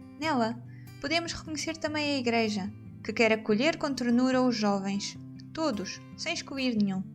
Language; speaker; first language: Portuguese; native; Portuguese